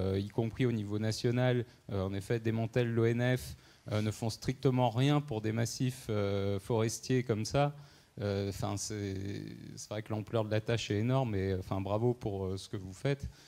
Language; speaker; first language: French; native; French